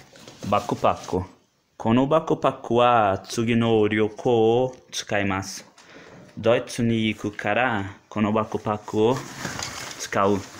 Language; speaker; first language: Japanese; non-native, learner; Portuguese